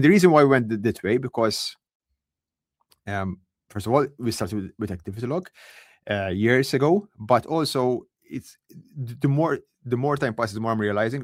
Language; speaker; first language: English; non-native, local second language; Maltese